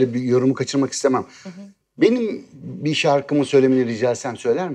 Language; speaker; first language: Turkish; native; Turkish